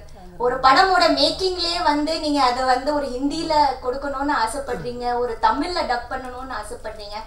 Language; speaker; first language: Tamil; non-native, local second language; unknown